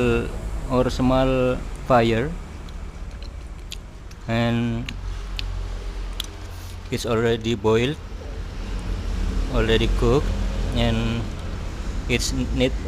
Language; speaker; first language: English; non-native, learner; Indonesian